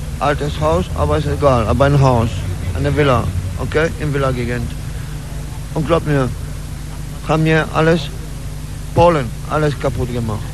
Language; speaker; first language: German; non-native, learner; Polish